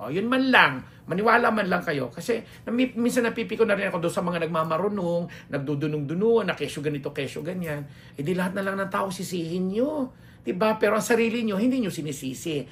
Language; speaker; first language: Filipino; non-native, local second language; Bikol